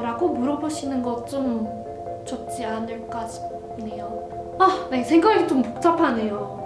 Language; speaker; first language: Korean; non-native, fluent; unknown